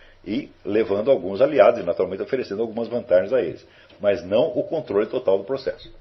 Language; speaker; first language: Portuguese; native; Portuguese